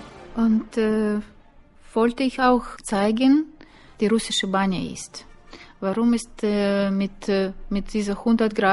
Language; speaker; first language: German; non-native, learner; Russian